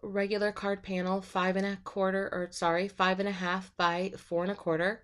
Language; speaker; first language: English; native; English